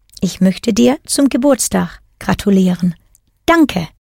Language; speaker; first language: German; non-native, fluent; English